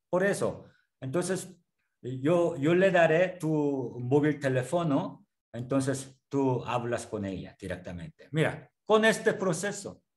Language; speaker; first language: Spanish; non-native, learner; Korean